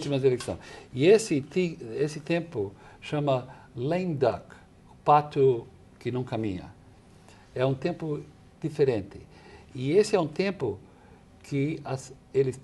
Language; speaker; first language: Portuguese; non-native, fluent; English